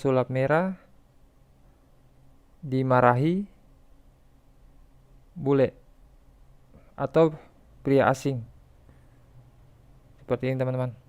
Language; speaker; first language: Indonesian; native; Indonesian